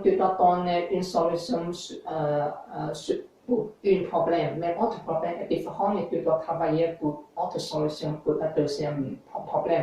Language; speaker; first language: French; non-native, fluent; English